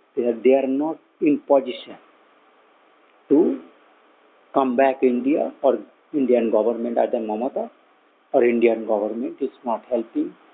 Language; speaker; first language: English; non-native, local second language; Bangla